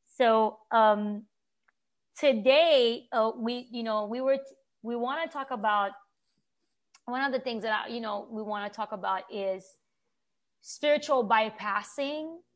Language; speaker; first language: English; non-native, fluent; Haitian Creole